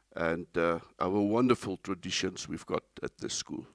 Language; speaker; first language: English; non-native, local second language; Afrikaans